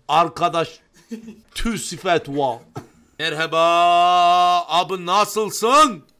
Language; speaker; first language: Turkish; non-native, learner; Azerbaijani